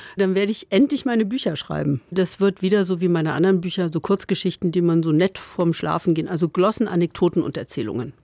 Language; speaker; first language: German; native; German